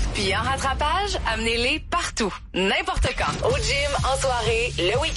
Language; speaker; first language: French; native; French